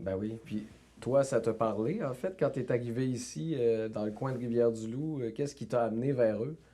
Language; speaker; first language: French; native; French